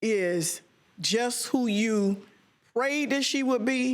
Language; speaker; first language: English; native; English